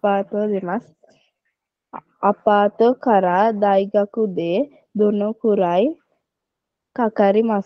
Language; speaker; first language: Japanese; non-native, learner; Sinhala